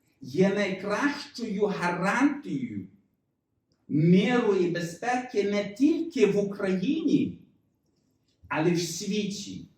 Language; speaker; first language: Ukrainian; early bilingual, heritage; Ukrainian